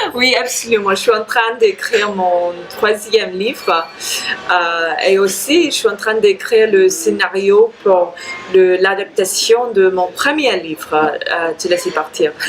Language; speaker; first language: French; non-native, fluent; English